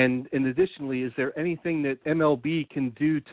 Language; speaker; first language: English; native; English